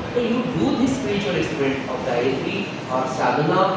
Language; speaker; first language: English; non-native, local second language; Marathi